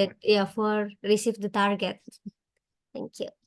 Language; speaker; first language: English; non-native, learner; Indonesian